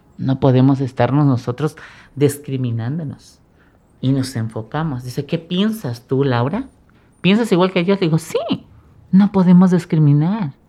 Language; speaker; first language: Spanish; native; Spanish